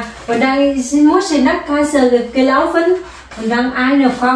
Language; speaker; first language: German; non-native, learner; Vietnamese